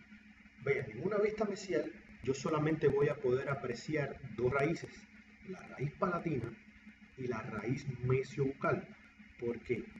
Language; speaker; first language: Spanish; native; Spanish